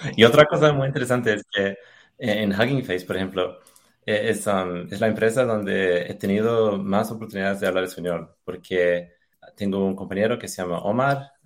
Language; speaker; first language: Spanish; early bilingual, heritage; English